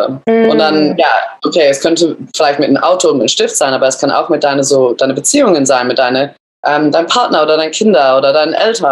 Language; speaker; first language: German; early bilingual, other home language; English